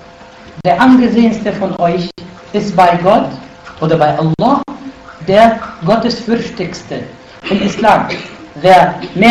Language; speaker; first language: German; non-native, fluent; Arabic